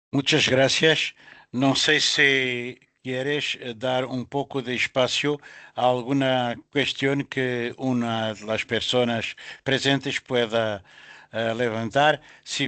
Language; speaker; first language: Spanish; non-native, learner; Portuguese